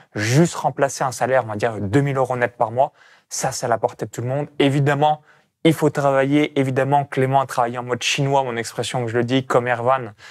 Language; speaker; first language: French; native; French